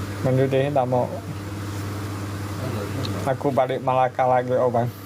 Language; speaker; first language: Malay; non-native, local second language; Hakka Chinese